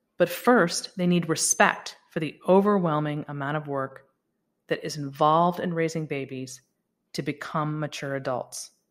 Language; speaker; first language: English; native; English